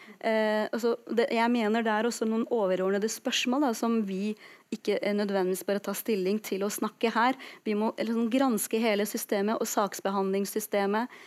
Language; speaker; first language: Norwegian; non-native, fluent; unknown